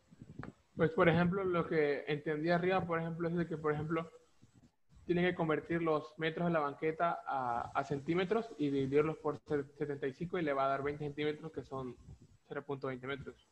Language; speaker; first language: Spanish; native; Spanish